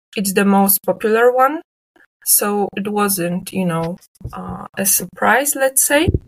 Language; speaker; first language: English; non-native, fluent; Polish